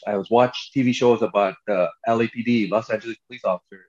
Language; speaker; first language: English; non-native, fluent; Thai